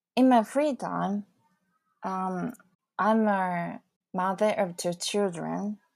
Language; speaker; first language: English; non-native, fluent; Japanese